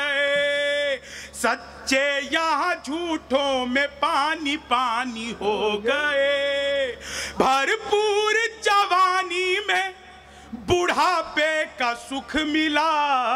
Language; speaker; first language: Hindi; native; Hindi